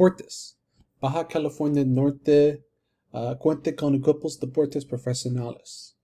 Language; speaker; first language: Spanish; non-native, learner; English